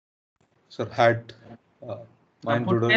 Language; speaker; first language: German; non-native, learner; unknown